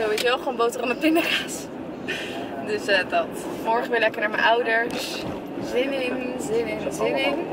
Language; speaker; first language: Dutch; native; Dutch